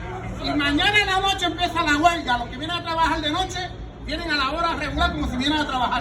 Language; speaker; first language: Spanish; native; Spanish